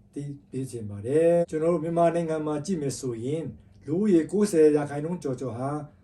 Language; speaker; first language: Burmese; non-native, local second language; Tedim Chin